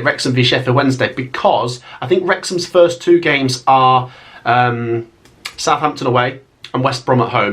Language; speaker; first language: English; native; English